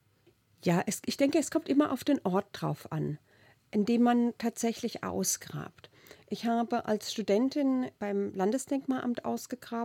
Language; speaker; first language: German; native; German